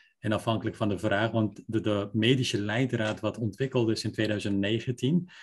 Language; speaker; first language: Dutch; early bilingual, other home language; Persian